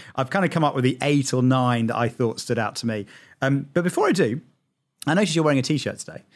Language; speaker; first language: English; native; English